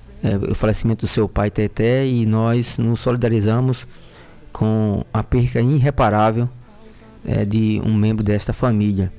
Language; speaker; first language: Portuguese; native; Portuguese